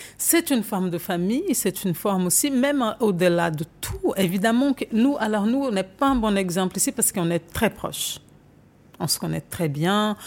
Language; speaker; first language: French; non-native, fluent; Portuguese